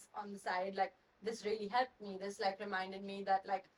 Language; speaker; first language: English; non-native, local second language; Hindi